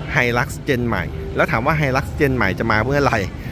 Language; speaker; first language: Thai; native; Thai